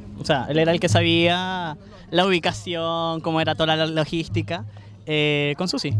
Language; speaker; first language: Spanish; native; Spanish